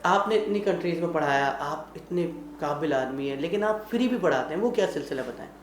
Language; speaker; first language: Urdu; native; Urdu